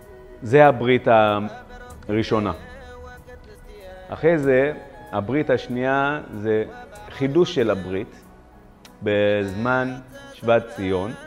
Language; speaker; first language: Hebrew; non-native, fluent; Amharic